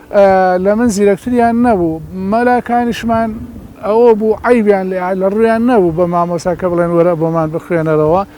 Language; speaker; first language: Central Kurdish; non-native, local second language; Gurani